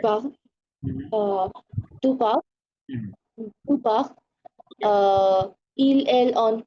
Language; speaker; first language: French; non-native, learner; Bangla